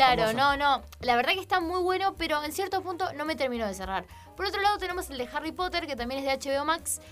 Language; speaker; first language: Spanish; native; Spanish